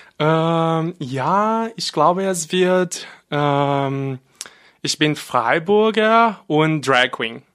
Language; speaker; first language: German; non-native, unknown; Portuguese